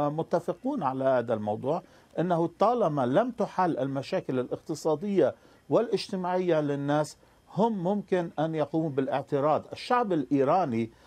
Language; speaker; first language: Arabic; non-native, fluent; Persian